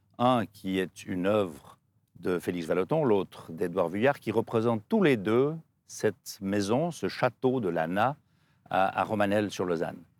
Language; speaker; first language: French; native; French